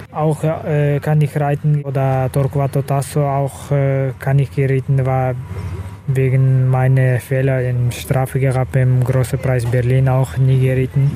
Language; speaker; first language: German; non-native, learner; Kazakh